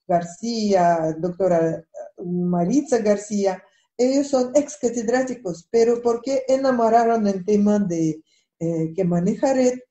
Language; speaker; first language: Spanish; non-native, fluent; Russian